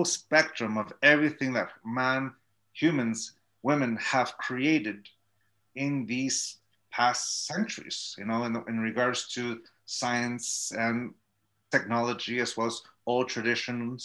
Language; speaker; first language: English; native; English